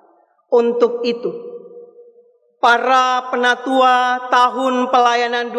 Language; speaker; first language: Indonesian; native; Indonesian